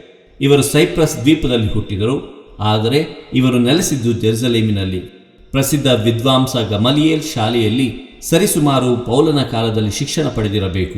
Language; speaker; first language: Kannada; native; Kannada